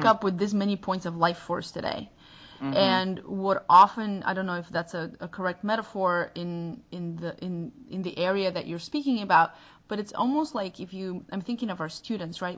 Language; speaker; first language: English; non-native, fluent; Bulgarian